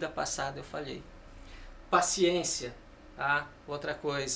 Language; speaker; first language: Portuguese; native; Portuguese